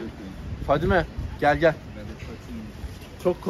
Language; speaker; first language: Turkish; native; Turkish